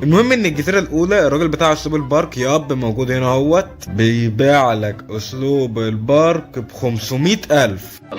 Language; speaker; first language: Arabic; native; Arabic